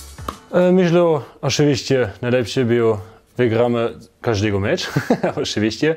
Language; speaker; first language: Polish; non-native, learner; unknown